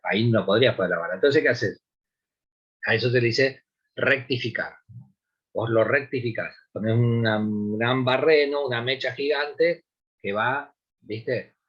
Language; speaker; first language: Spanish; native; Spanish